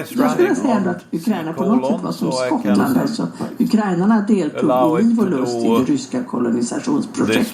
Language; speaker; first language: Swedish; native; Swedish